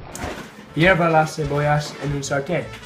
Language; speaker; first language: Spanish; non-native, learner; English